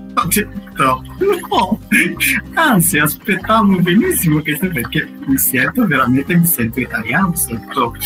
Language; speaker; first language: Italian; non-native, fluent; Arabic